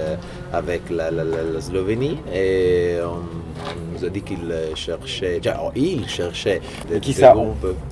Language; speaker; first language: French; non-native, fluent; Italian